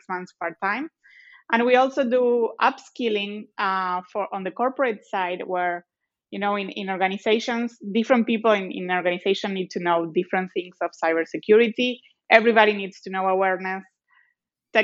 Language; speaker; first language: English; non-native, fluent; Spanish